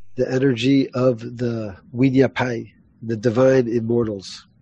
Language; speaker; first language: English; early bilingual, other home language; Spanish